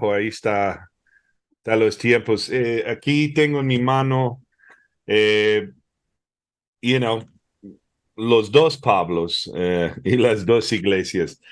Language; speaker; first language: Spanish; early bilingual, heritage; Spanish